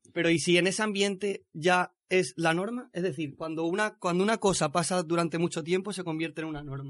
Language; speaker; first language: Spanish; native; Spanish